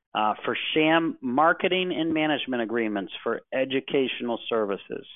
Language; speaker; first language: English; native; English